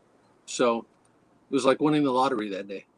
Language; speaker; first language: English; native; English